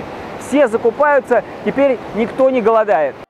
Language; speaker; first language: Russian; native; Russian